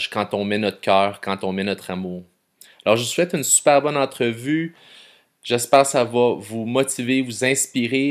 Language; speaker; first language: French; native; French